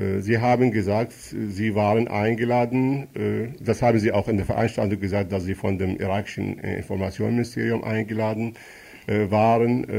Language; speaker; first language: German; non-native, fluent; Arabic